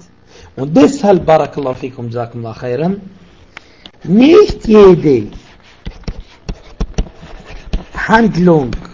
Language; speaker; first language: German; non-native, fluent; Arabic